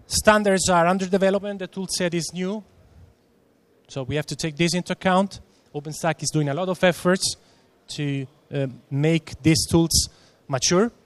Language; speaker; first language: English; non-native, fluent; Italian